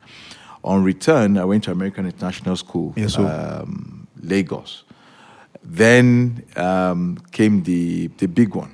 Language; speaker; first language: English; non-native, local second language; Yoruba